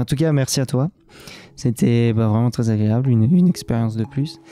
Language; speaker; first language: French; native; French